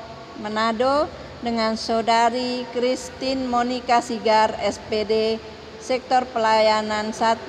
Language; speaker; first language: Indonesian; native; Indonesian